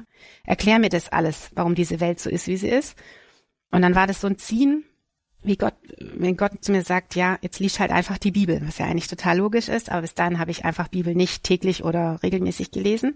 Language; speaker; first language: German; native; German